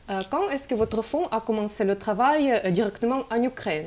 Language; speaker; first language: French; non-native, fluent; Russian